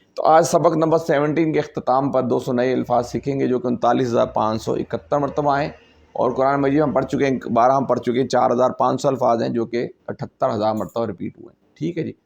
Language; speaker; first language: Urdu; non-native, local second language; Punjabi